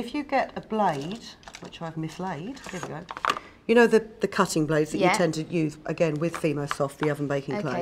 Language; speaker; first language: English; native; English